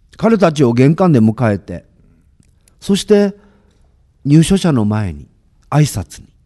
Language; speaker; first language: Japanese; native; Japanese